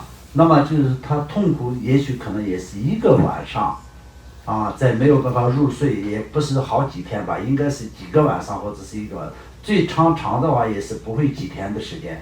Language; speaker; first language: Chinese; non-native, local second language; Tibetan